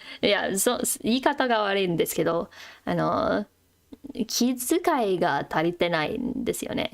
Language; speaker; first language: Japanese; non-native, fluent; English